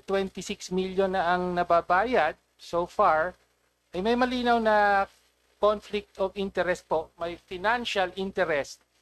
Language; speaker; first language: Filipino; native; Filipino